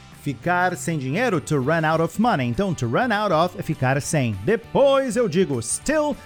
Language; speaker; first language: Portuguese; native; Portuguese